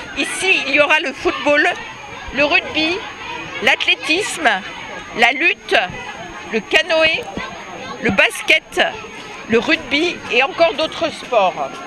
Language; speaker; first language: French; native; French